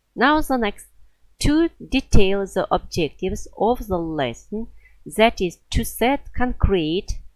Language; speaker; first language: English; non-native, fluent; Kazakh